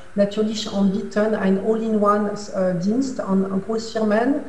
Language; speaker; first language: German; non-native, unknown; French